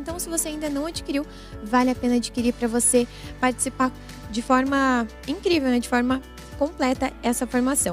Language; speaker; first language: Portuguese; native; Portuguese